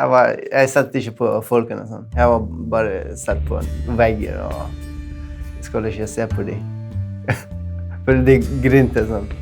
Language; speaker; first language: Norwegian; non-native, learner; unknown